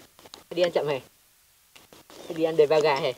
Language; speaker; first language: Vietnamese; non-native, learner; Portuguese